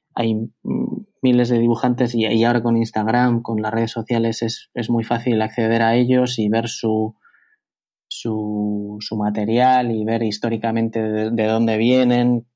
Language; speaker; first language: Spanish; native; Spanish